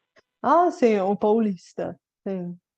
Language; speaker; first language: Portuguese; non-native, fluent; Bulgarian